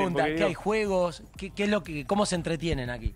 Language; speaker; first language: Spanish; native; Spanish